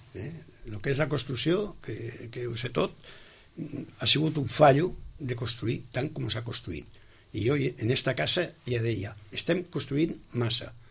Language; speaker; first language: Catalan; non-native, local second language; Spanish